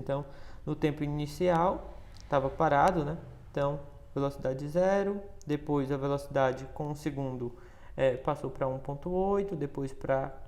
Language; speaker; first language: Portuguese; native; Portuguese